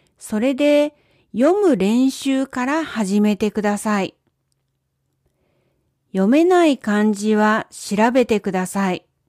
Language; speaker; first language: Japanese; native; Japanese